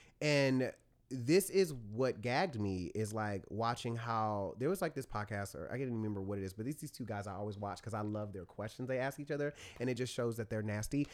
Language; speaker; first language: English; native; English